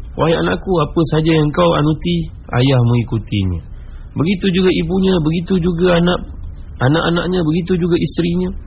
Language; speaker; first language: Malay; native; Malay